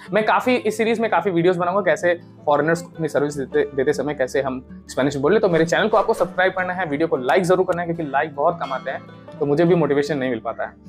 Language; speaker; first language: Hindi; native; Hindi